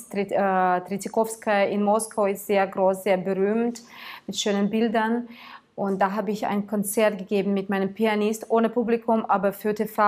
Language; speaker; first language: German; non-native, fluent; Tatar